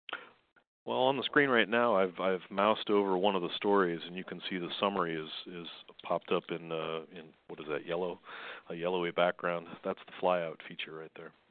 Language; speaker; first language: English; native; English